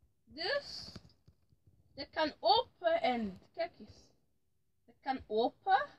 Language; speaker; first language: Dutch; early bilingual, other home language; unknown